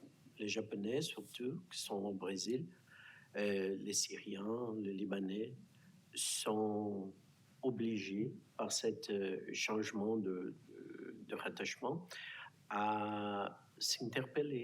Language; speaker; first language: French; non-native, fluent; Portuguese